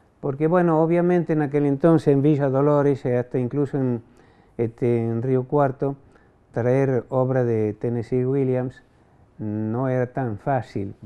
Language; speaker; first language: Spanish; non-native, fluent; French